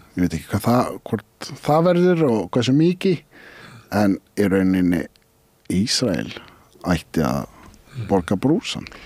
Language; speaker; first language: Icelandic; non-native, fluent; Arabic